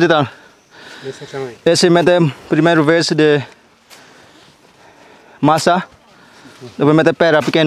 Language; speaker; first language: Portuguese; non-native, learner; Vietnamese